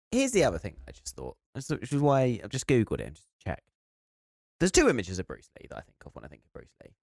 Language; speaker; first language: English; native; English